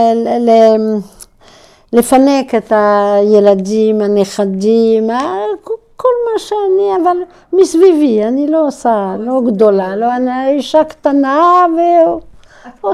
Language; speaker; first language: Hebrew; non-native, fluent; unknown